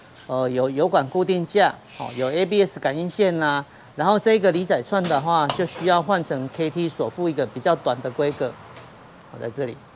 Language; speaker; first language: Chinese; native; Chinese